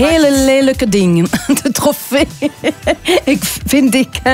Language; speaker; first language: Dutch; non-native, local second language; French